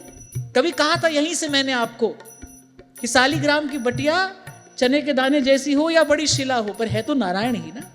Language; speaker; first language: Hindi; native; Hindi